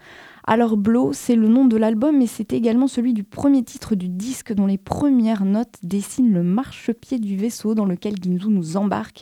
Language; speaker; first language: French; native; French